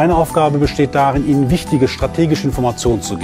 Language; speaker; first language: German; non-native, fluent; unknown